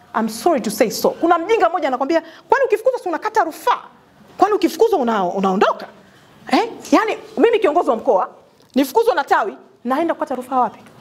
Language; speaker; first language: Swahili; native; Swahili